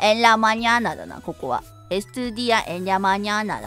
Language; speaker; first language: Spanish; non-native, learner; Japanese